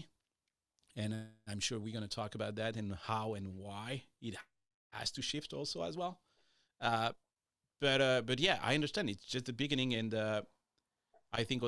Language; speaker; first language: English; non-native, fluent; French